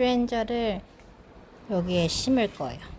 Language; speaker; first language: Korean; native; Korean